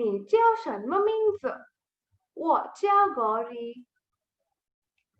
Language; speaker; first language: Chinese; non-native, fluent; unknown